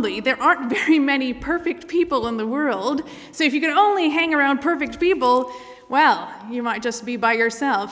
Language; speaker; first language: English; native; English